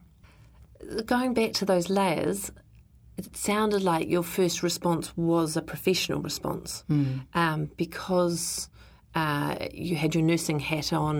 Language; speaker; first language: English; native; English